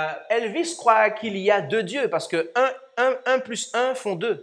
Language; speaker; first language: French; native; French